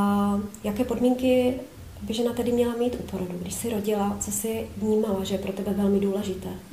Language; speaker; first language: Czech; native; Czech